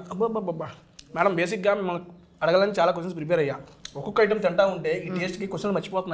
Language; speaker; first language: Telugu; native; Telugu